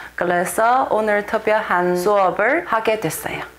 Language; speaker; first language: Korean; non-native, learner; Chinese